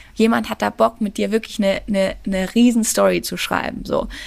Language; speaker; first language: German; native; German